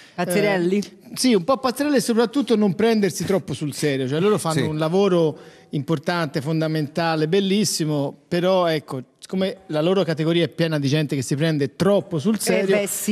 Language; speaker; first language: Italian; native; Italian